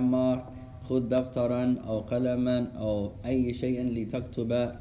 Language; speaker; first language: Arabic; non-native, fluent; English